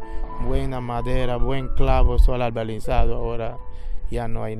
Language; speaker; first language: Spanish; non-native, local second language; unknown